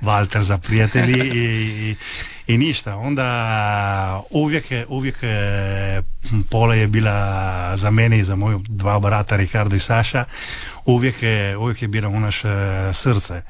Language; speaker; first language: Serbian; early bilingual, heritage; Italian